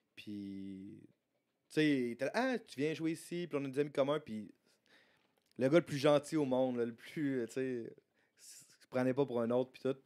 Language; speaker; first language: French; native; French